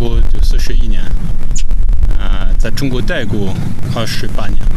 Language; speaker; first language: Chinese; non-native, fluent; French